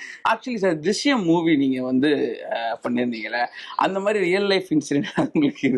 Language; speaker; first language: Tamil; native; Tamil